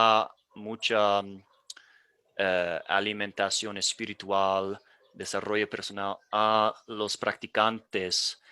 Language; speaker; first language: Spanish; non-native, fluent; English